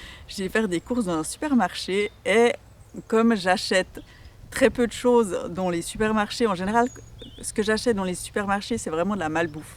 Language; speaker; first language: French; native; French